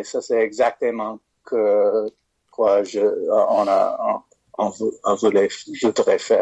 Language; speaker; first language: French; non-native, fluent; English